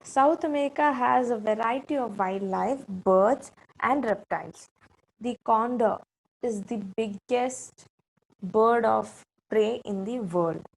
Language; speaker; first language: English; non-native, local second language; Kannada